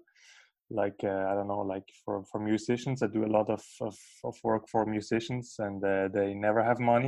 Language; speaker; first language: English; non-native, fluent; Swiss German